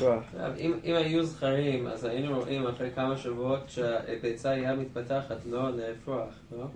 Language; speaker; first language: Hebrew; non-native, learner; English